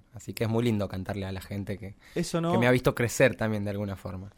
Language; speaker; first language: Spanish; native; Spanish